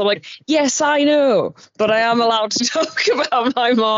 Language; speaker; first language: English; native; English